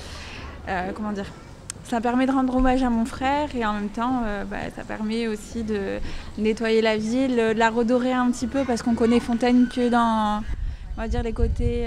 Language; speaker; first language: French; native; French